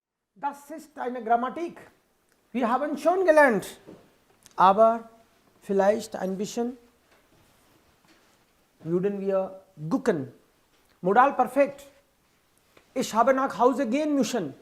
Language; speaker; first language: German; non-native, fluent; Hindi